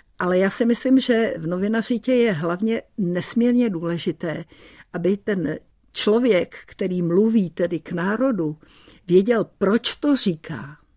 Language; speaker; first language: Czech; early bilingual, heritage; Czech